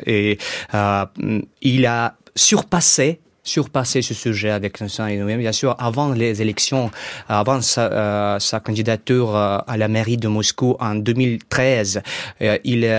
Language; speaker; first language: French; non-native, fluent; Russian